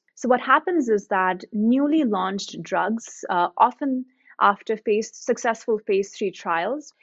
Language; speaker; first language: English; non-native, local second language; Hindi